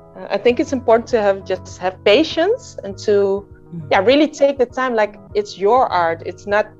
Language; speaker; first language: English; early bilingual, other home language; Indonesian